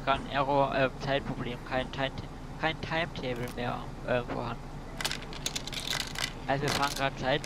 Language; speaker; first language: German; native; German